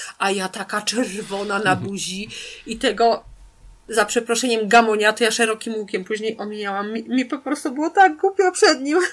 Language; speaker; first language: Polish; native; Polish